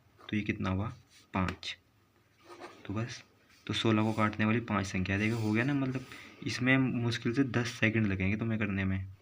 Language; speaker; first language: Hindi; native; Hindi